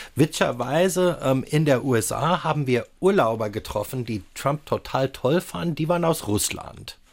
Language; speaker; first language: German; non-native, fluent; English